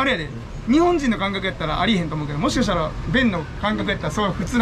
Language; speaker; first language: Japanese; native; Japanese